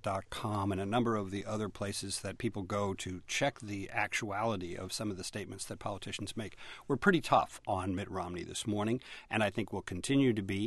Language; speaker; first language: English; native; English